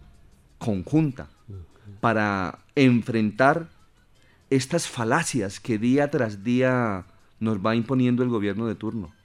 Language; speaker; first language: Spanish; native; Spanish